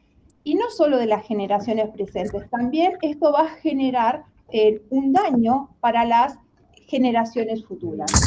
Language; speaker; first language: Spanish; native; Spanish